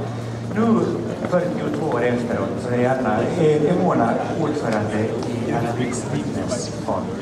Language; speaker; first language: Swedish; native; Swedish